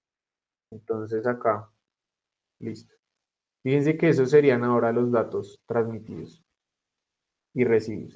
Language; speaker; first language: Spanish; native; Spanish